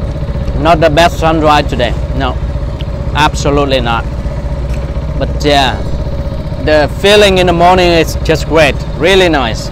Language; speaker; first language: English; non-native, fluent; Vietnamese